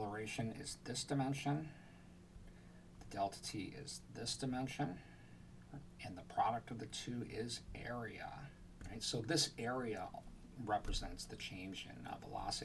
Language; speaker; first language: English; native; English